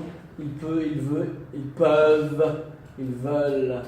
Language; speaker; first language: French; non-native, fluent; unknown